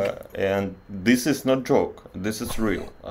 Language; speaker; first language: English; non-native, learner; Russian